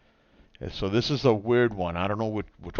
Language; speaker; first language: English; native; English